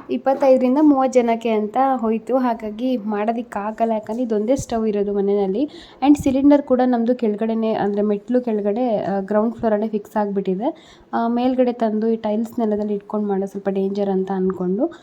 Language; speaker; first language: Kannada; native; Kannada